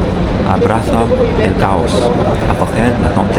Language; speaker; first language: Spanish; non-native, learner; English